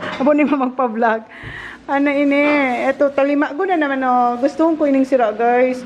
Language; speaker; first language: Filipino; non-native, local second language; Bikol